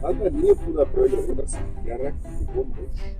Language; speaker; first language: Turkish; native; Turkish